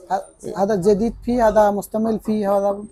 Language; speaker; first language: Arabic; non-native, learner; Bangla